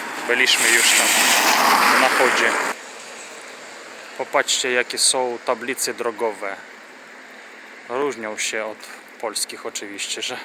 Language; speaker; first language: Polish; non-native, fluent; Russian